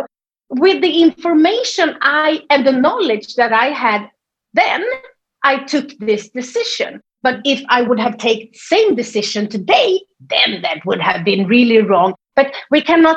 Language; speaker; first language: English; non-native, fluent; Swedish